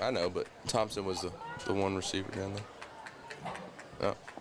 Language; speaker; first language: English; native; English